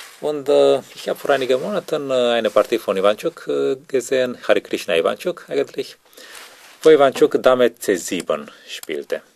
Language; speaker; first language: German; non-native, learner; Romanian